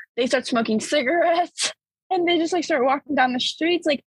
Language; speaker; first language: English; early bilingual, other home language; Bulgarian